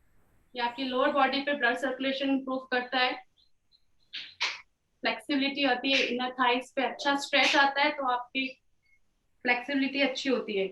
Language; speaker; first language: Hindi; native; Hindi